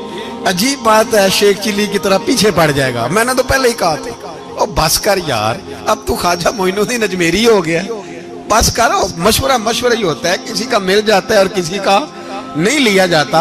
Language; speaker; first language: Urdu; non-native, local second language; Punjabi